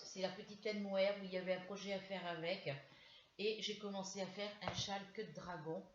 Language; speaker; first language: French; native; French